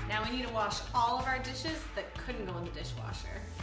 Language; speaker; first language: English; native; English